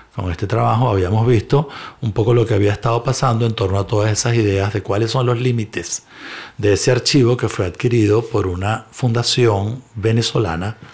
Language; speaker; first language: Spanish; native; Spanish